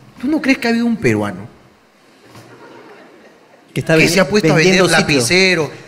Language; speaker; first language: Spanish; native; Spanish